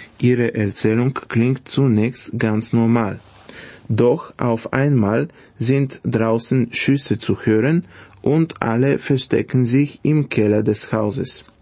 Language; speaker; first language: German; non-native, fluent; Bulgarian